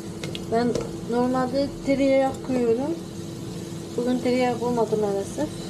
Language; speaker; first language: Turkish; non-native, learner; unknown